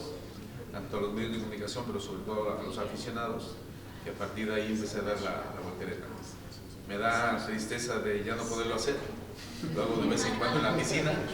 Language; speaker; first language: Spanish; native; Spanish